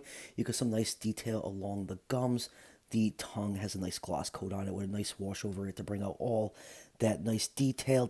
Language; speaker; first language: English; native; English